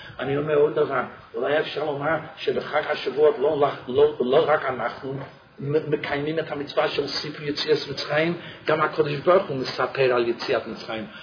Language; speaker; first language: Hebrew; non-native, fluent; English